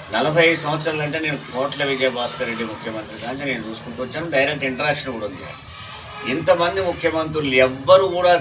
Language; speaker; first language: Telugu; native; Telugu